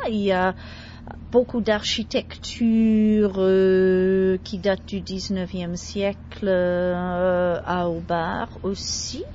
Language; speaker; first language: French; non-native, fluent; English